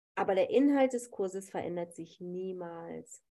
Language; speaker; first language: German; native; German